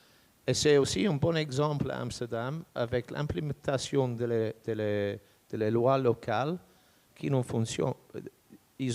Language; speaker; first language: French; non-native, fluent; English